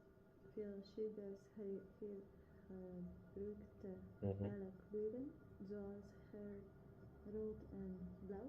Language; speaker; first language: Dutch; non-native, learner; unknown